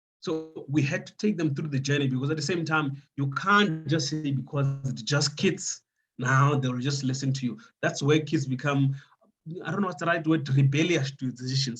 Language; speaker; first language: English; non-native, local second language; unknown